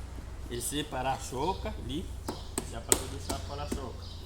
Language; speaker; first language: Portuguese; non-native, learner; Haitian Creole